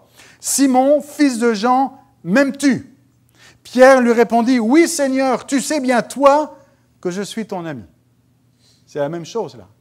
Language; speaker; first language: French; native; French